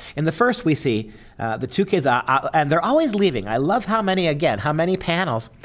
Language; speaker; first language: English; native; English